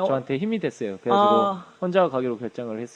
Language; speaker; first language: Korean; native; Korean